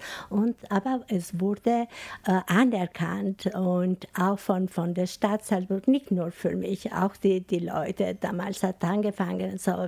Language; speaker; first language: German; non-native, fluent; Albanian